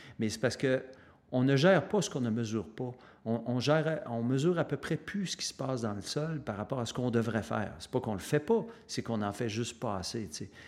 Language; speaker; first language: French; native; French